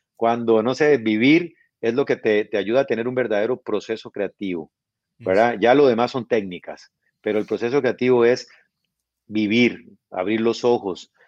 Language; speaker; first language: Spanish; native; Spanish